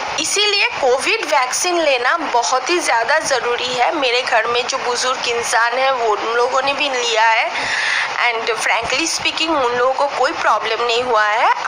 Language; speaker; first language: Hindi; non-native, local second language; Bangla